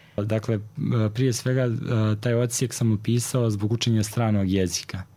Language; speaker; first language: Croatian; native; Croatian